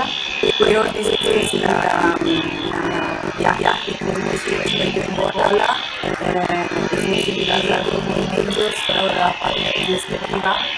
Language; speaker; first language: Spanish; non-native, learner; Italian